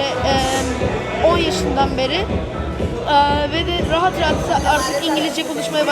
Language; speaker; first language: Turkish; early bilingual, heritage; Turkish